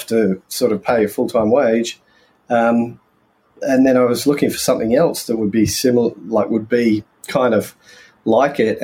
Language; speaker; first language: English; native; English